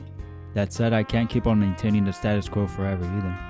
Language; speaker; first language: English; native; English